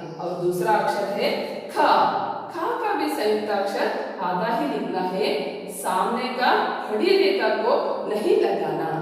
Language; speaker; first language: Hindi; non-native, local second language; Kannada